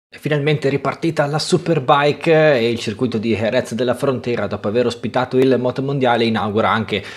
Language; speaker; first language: Italian; native; Italian